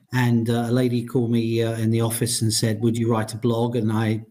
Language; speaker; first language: English; native; English